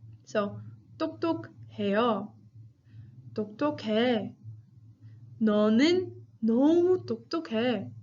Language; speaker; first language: Korean; non-native, fluent; English